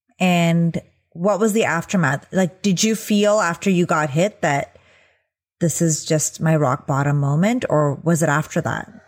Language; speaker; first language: English; early bilingual, other home language; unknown